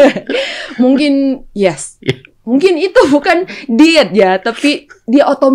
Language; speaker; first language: Indonesian; non-native, fluent; Thai